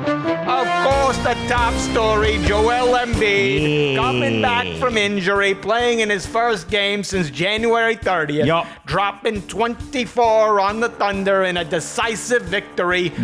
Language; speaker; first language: English; native; English